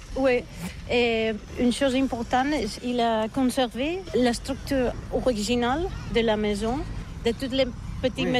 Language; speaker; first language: French; non-native, learner; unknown